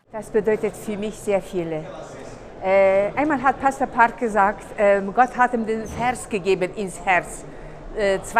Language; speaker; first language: German; non-native, fluent; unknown